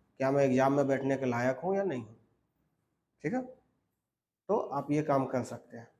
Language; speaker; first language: Hindi; native; Hindi